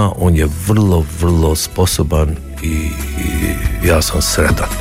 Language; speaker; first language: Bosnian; early bilingual, heritage; Croatian